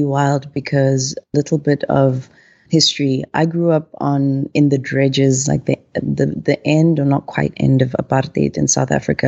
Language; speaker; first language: English; non-native, local second language; Zulu